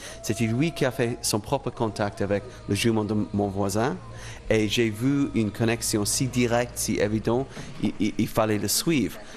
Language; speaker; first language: French; non-native, fluent; English